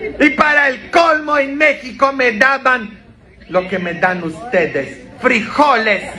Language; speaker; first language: Spanish; non-native, fluent; Polish